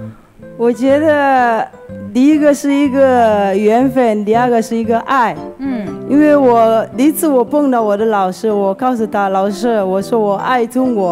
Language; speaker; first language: Chinese; non-native, learner; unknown